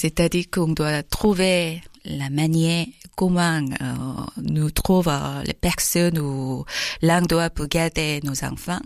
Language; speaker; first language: French; non-native, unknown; Korean